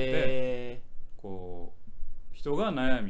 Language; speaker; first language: Japanese; native; Japanese